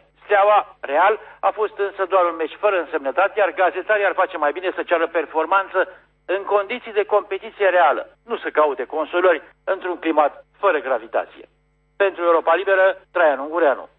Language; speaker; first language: Romanian; native; Romanian